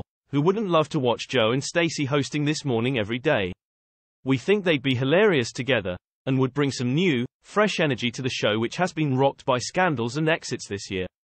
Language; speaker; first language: English; native; English